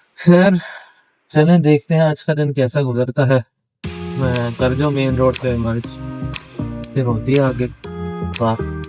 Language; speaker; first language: Urdu; native; Urdu